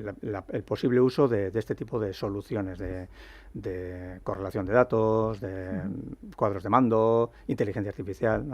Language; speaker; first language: Spanish; native; Spanish